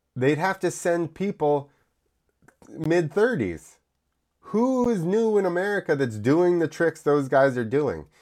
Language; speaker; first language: English; early bilingual, other home language; Italian